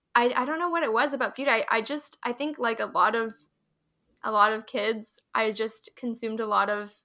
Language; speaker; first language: English; early bilingual, other home language; Hindi